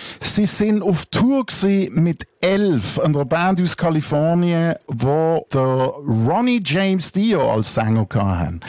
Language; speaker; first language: German; native; German